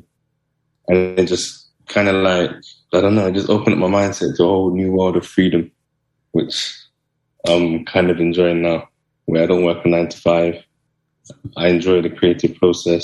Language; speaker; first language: English; native; English